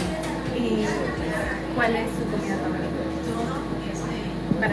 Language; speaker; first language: Spanish; non-native, fluent; English